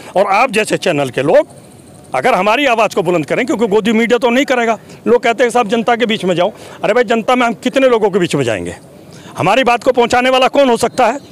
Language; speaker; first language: Hindi; native; Hindi